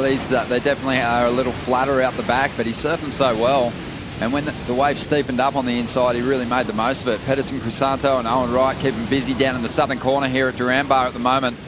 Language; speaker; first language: English; native; English